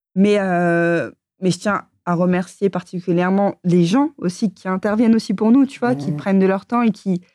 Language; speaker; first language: French; native; French